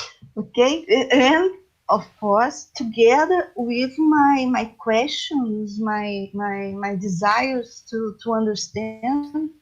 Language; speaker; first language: English; non-native, learner; Portuguese